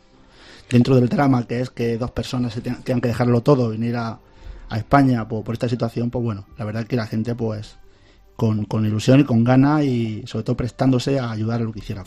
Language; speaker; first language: Spanish; native; Spanish